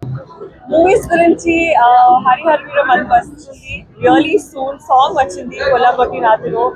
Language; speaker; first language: Telugu; non-native, learner; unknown